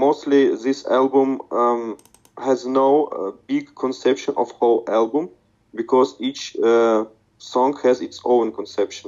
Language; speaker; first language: English; non-native, learner; Russian